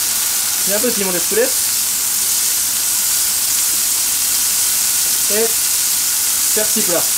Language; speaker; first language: French; non-native, learner; Japanese